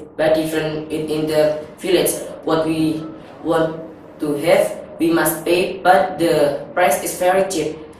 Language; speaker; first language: English; non-native, learner; Indonesian